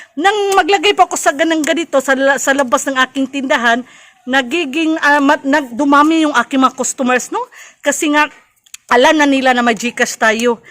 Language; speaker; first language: Filipino; non-native, local second language; Cebuano